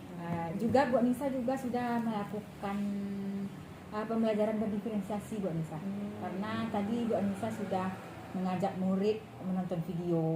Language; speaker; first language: Indonesian; native; Indonesian